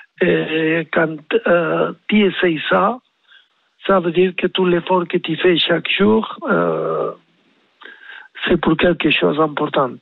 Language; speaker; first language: French; non-native, learner; Spanish